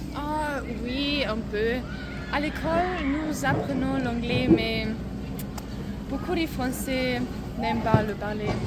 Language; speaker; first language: French; non-native, learner; German